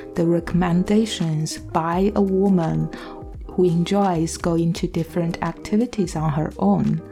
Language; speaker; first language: English; non-native, fluent; Chinese